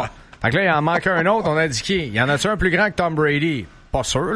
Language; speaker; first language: French; native; French